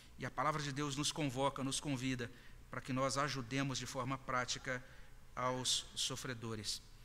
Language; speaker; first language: Portuguese; native; Portuguese